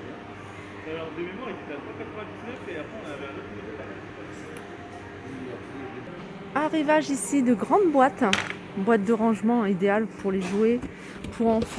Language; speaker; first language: French; native; French